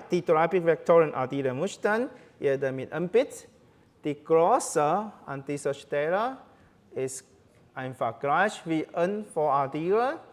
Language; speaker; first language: German; non-native, learner; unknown